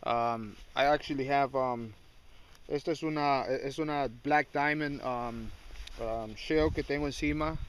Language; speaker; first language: Spanish; early bilingual, heritage; Spanish